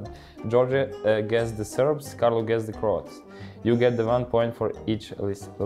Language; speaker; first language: English; non-native, learner; Croatian